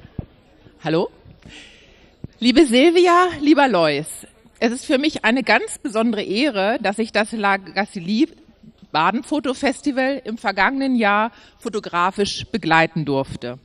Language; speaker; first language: German; native; German